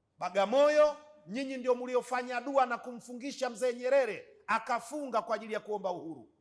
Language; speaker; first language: Swahili; native; Swahili